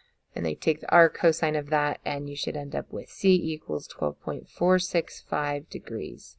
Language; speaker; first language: English; native; English